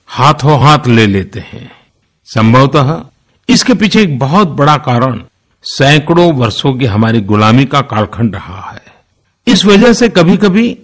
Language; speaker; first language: Hindi; non-native, local second language; Gujarati